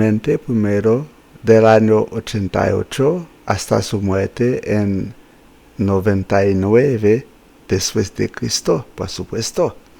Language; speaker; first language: Spanish; non-native, fluent; Haitian Creole